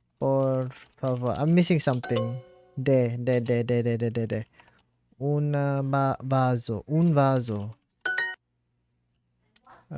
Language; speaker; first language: Spanish; non-native, learner; English